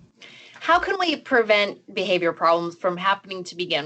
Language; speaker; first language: English; native; English